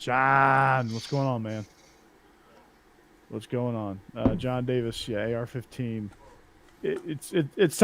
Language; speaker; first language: English; native; English